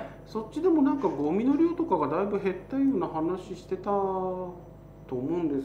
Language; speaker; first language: Japanese; native; Japanese